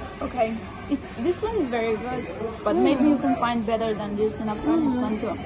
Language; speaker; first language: English; non-native, fluent; Persian